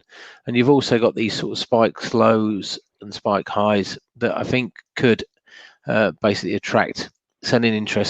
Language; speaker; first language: English; native; English